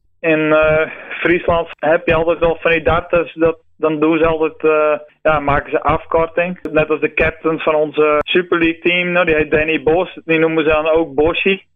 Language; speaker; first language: Dutch; non-native, local second language; Western Frisian